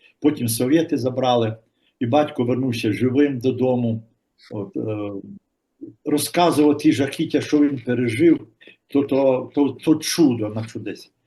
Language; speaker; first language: Ukrainian; native; Ukrainian